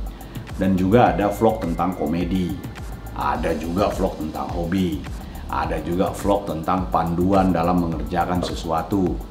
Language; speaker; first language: Indonesian; native; Indonesian